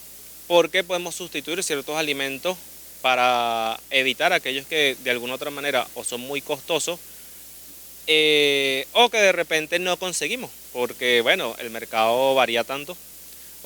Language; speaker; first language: Spanish; native; Spanish